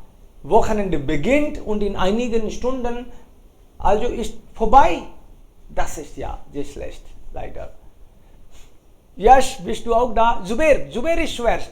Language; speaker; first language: German; non-native, fluent; Hindi